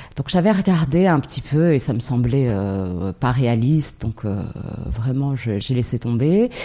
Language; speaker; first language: French; non-native, local second language; Arabic